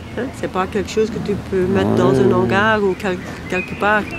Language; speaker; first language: French; non-native, local second language; Dutch